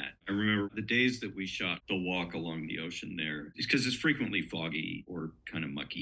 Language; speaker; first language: English; native; English